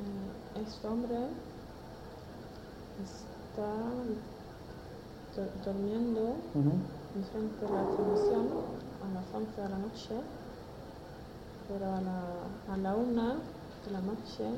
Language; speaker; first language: Spanish; non-native, learner; Swedish